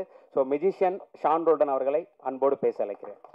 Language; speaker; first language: Tamil; native; Tamil